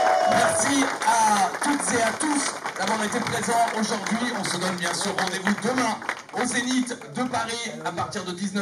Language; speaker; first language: French; native; French